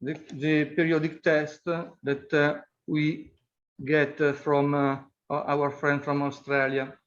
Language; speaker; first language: English; non-native, fluent; Italian